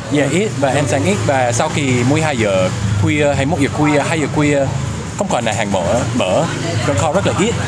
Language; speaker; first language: Vietnamese; non-native, learner; English